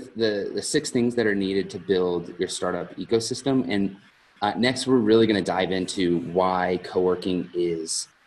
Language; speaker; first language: English; native; English